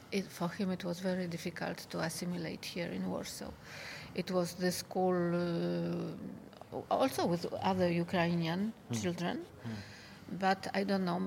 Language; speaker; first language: English; non-native, fluent; Polish